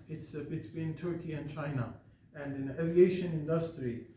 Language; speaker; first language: English; non-native, fluent; Turkish